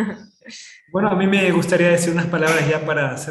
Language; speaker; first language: Spanish; native; Spanish